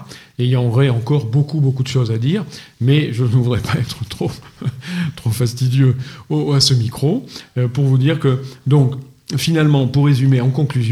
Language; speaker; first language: French; native; French